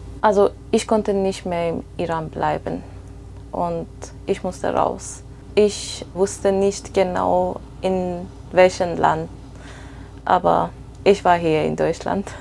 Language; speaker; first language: German; non-native, fluent; Persian